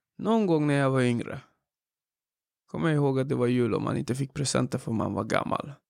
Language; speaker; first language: Swedish; early bilingual, other home language; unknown